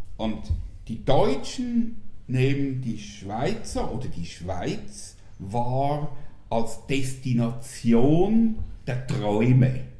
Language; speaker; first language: German; native; German